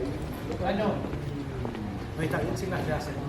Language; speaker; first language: Spanish; native; Spanish